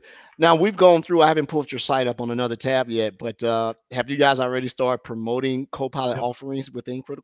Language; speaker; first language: English; native; English